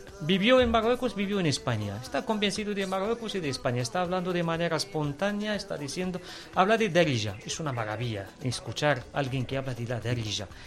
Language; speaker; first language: Spanish; non-native, fluent; Arabic